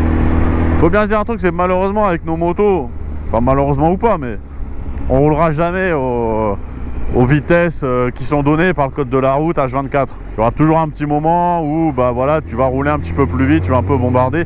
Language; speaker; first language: French; native; French